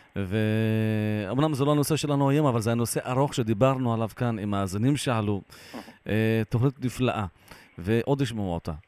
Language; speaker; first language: Hebrew; native; Hebrew